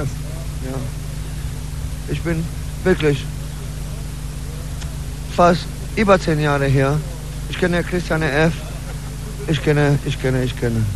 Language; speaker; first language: German; non-native, learner; Polish